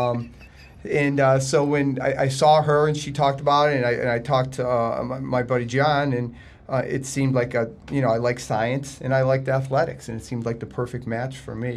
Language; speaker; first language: English; native; English